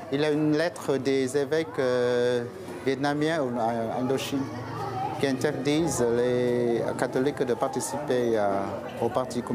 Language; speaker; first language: French; non-native, fluent; Vietnamese